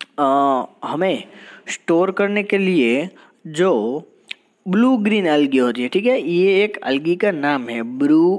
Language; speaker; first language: Hindi; non-native, local second language; Gujarati